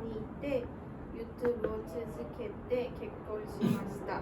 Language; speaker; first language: Japanese; non-native, learner; Korean